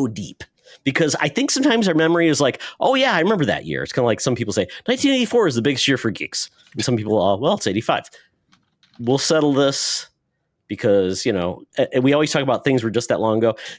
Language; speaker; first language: English; native; English